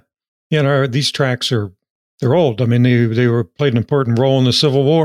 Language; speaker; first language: English; native; English